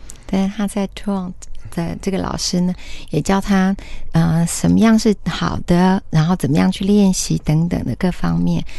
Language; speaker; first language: Chinese; native; Chinese